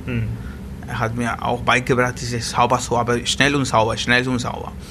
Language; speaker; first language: German; non-native, learner; Spanish